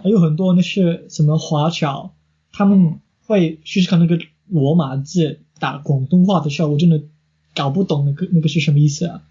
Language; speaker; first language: Chinese; non-native, fluent; English